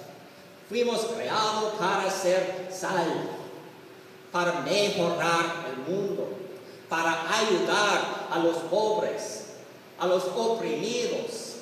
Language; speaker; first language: Spanish; non-native, learner; English